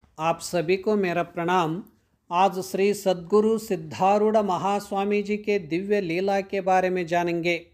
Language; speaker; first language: Hindi; non-native, local second language; Kannada